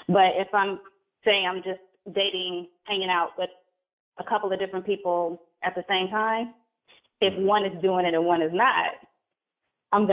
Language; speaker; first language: English; native; English